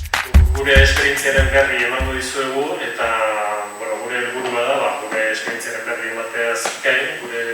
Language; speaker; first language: Basque; native; Basque